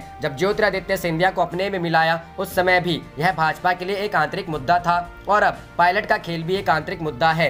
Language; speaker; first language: Hindi; native; Hindi